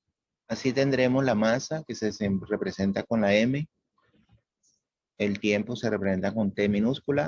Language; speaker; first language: Spanish; native; Spanish